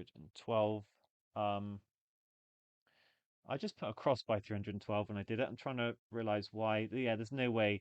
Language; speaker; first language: English; native; English